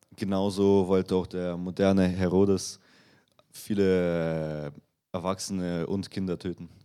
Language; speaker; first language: German; non-native, fluent; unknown